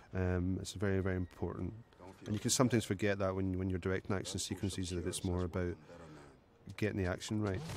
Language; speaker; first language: English; native; English